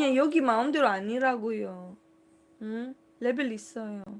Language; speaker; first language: Korean; non-native, learner; Cebuano